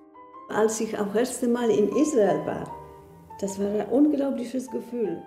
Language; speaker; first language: German; non-native, fluent; Polish